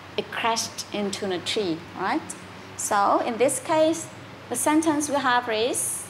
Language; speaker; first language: English; non-native, fluent; Vietnamese